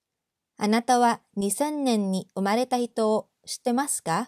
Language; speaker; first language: Japanese; non-native, fluent; English